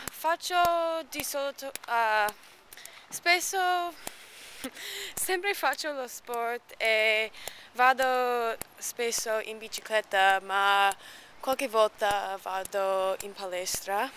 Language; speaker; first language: Italian; non-native, learner; English